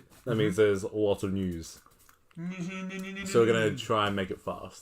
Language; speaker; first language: English; native; English